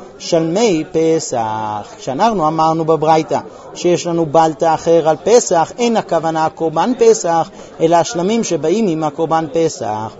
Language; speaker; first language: Hebrew; early bilingual, heritage; Hebrew